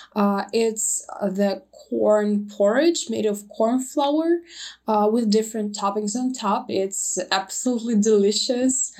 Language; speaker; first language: English; non-native, fluent; Russian